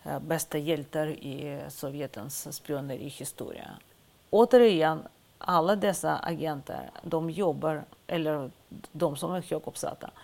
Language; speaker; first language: Swedish; non-native, fluent; Russian